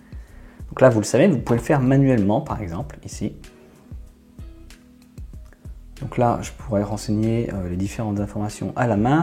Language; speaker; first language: French; native; French